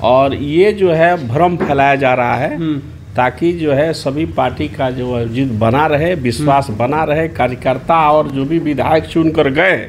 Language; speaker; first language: Hindi; native; Hindi